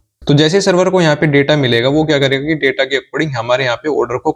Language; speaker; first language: Hindi; native; Hindi